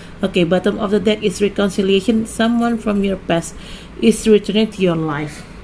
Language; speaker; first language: English; non-native, learner; Indonesian